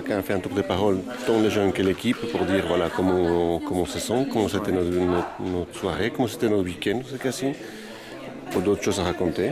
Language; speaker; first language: French; native; French